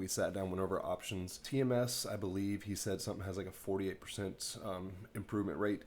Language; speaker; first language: English; native; English